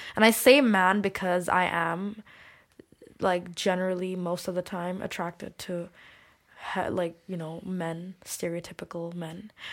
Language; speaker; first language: English; early bilingual, other home language; Bangla